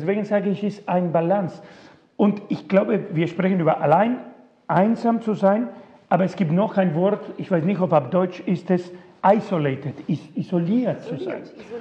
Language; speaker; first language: German; non-native, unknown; Spanish